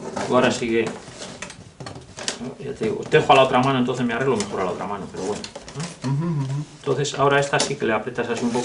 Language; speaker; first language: Spanish; native; Spanish